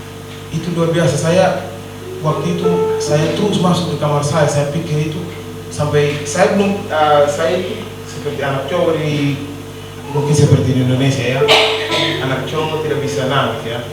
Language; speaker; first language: Indonesian; non-native, learner; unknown